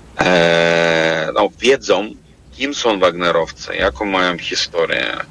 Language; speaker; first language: Polish; non-native, fluent; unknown